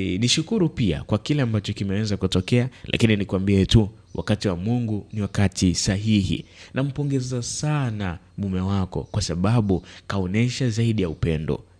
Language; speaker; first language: Swahili; native; Swahili